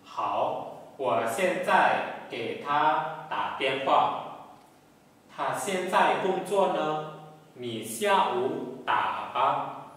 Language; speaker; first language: Chinese; non-native, fluent; Indonesian